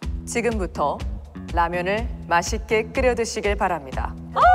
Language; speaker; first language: Korean; native; Korean